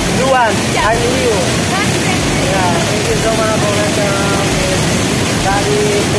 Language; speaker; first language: English; non-native, learner; Indonesian